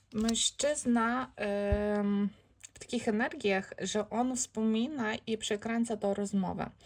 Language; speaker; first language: Polish; non-native, learner; Ukrainian